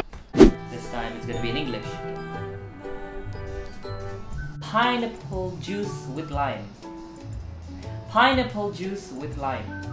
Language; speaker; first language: English; non-native, local second language; Malay